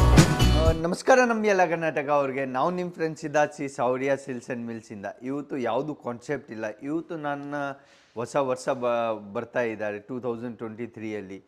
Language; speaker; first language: Kannada; non-native, local second language; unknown